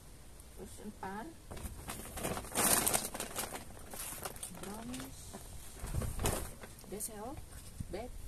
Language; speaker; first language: Dutch; non-native, learner; Indonesian